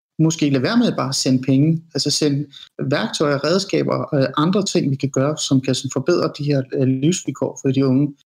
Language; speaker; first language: Danish; early bilingual, other home language; Persian